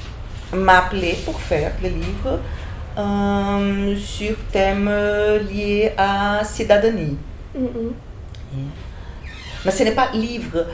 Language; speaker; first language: French; non-native, fluent; Portuguese